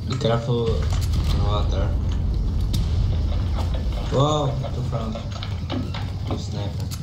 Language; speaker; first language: English; non-native, learner; Polish